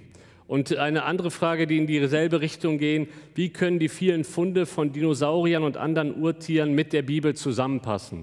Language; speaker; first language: German; native; German